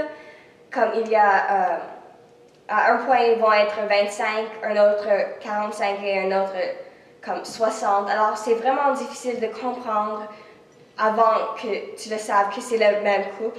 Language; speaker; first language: French; non-native, local second language; English